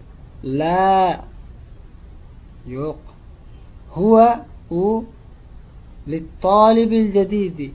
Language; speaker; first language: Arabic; non-native, fluent; Uzbek